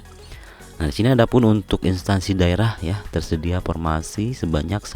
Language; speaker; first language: Indonesian; native; Indonesian